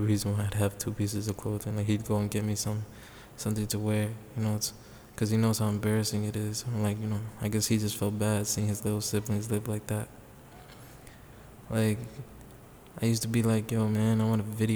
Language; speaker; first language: English; native; English